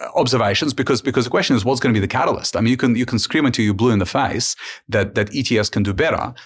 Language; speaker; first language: English; early bilingual, other home language; Ukrainian